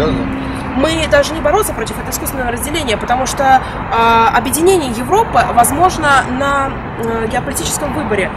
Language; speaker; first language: Russian; native; Russian